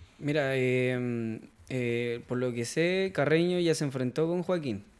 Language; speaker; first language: Spanish; native; Spanish